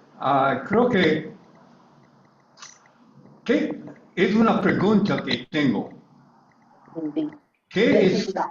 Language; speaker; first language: Spanish; non-native, learner; English